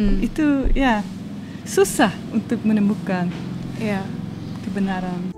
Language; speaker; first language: Indonesian; non-native, learner; Dutch